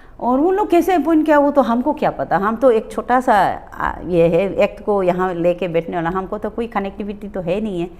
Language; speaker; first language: Hindi; non-native, local second language; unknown